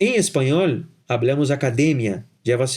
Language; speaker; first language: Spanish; non-native, fluent; Portuguese